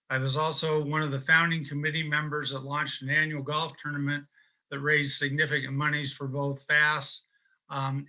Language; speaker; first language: English; native; English